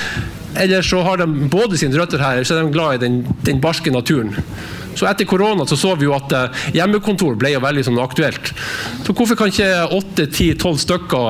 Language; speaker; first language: Norwegian; native; Norwegian